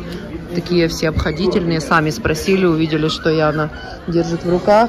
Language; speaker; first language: Russian; native; Russian